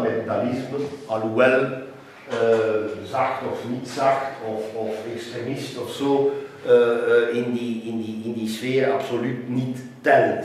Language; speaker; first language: Dutch; non-native, local second language; French